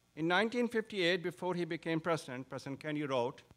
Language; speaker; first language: English; non-native, local second language; Urdu